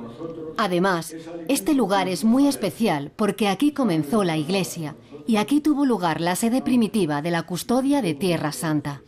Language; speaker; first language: Spanish; native; Spanish